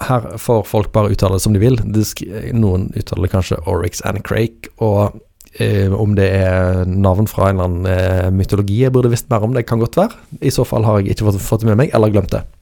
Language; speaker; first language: Norwegian; native; Norwegian